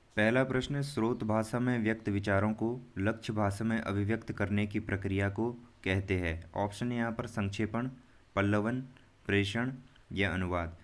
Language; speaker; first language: Hindi; native; Hindi